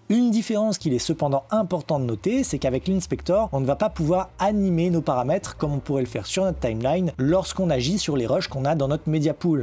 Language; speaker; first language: French; native; French